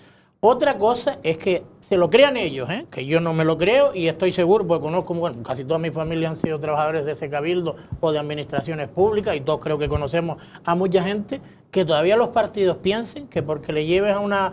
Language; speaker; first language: Spanish; native; Spanish